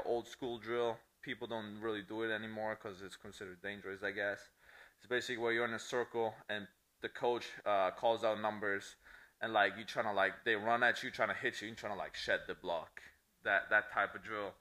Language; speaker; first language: English; non-native, fluent; Italian